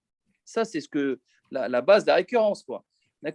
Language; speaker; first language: French; native; French